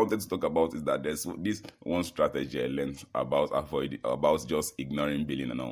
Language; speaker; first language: English; non-native, local second language; Yoruba